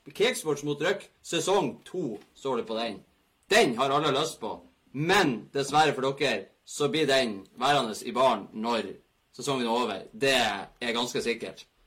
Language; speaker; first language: Norwegian; native; Norwegian